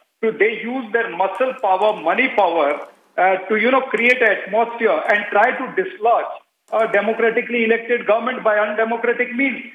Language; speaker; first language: English; non-native, local second language; Hindi